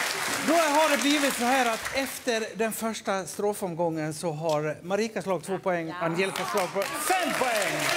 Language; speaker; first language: Swedish; native; Swedish